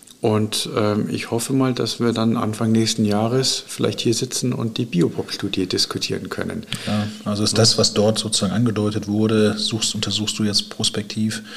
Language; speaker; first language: German; native; German